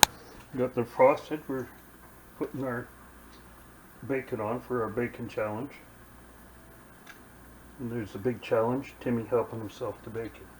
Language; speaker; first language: English; native; English